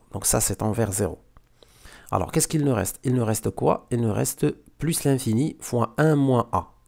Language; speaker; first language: French; non-native, local second language; Arabic